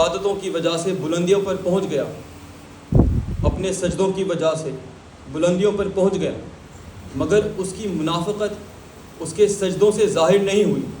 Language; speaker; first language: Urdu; early bilingual, heritage; Urdu